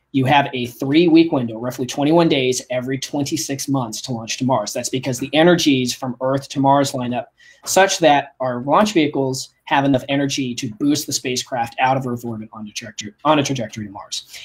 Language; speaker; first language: English; native; English